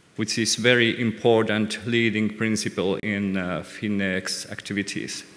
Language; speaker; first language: English; non-native, fluent; Finnish